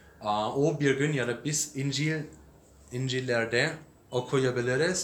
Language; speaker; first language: Turkish; non-native, learner; English